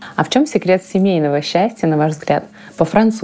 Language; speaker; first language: Russian; native; Russian